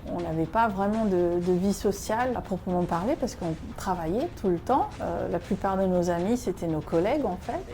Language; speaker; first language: French; non-native, fluent; Spanish